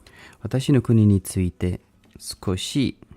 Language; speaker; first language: Japanese; non-native, learner; Italian